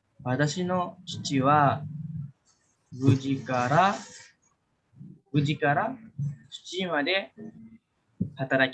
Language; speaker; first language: Japanese; non-native, fluent; Indonesian